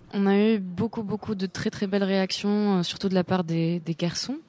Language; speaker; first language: French; non-native, local second language; Arabic